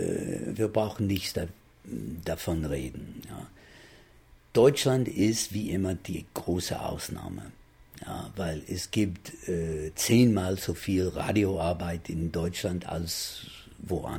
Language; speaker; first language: German; non-native, fluent; English